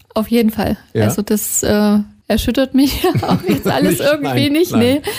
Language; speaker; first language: German; native; German